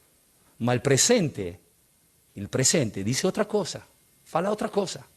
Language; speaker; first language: Portuguese; non-native, learner; Spanish